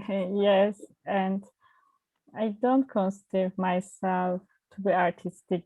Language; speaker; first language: English; non-native, learner; Turkish